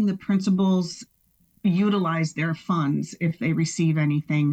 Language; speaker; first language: English; native; English